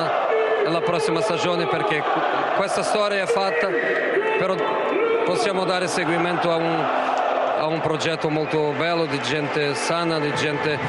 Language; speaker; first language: Italian; non-native, fluent; Portuguese